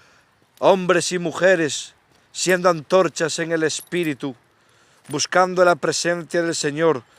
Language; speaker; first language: Spanish; native; Spanish